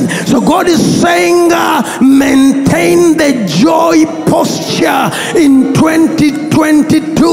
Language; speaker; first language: English; non-native, local second language; Ganda